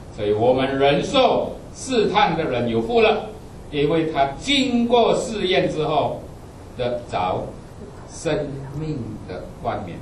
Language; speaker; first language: Chinese; non-native, fluent; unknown